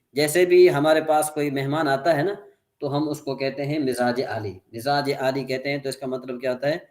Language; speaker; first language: Urdu; non-native, local second language; Sindhi